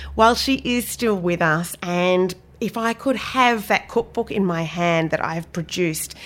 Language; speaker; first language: English; native; English